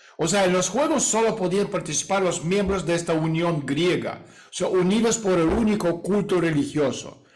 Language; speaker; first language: Spanish; non-native, fluent; Russian